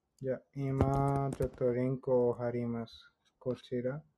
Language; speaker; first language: Japanese; non-native, learner; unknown